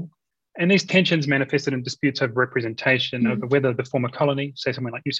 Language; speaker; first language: English; native; English